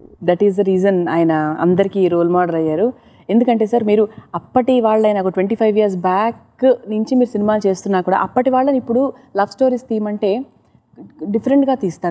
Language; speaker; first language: Telugu; native; Telugu